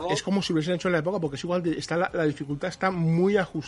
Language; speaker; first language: Spanish; native; Spanish